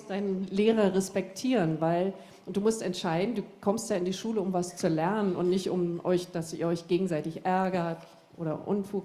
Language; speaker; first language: German; native; German